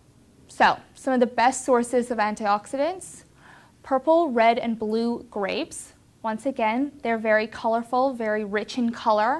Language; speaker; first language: English; native; English